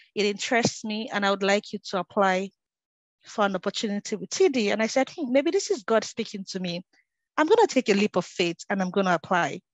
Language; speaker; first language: English; non-native, local second language; Yoruba